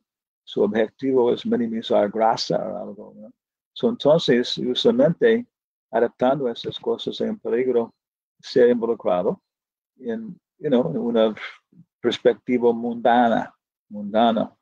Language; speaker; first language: Spanish; non-native, fluent; English